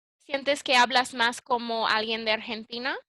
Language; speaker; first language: Spanish; early bilingual, heritage; English